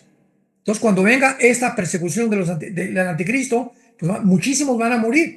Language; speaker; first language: Spanish; native; Spanish